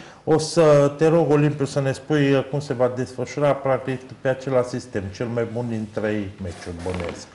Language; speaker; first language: Romanian; native; Romanian